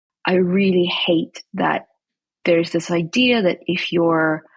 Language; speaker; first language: English; early bilingual, other home language; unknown